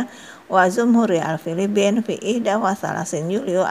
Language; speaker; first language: Arabic; non-native, fluent; Indonesian